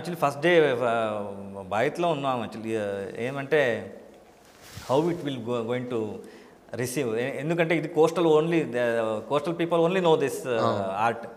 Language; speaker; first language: Telugu; non-native, learner; Kannada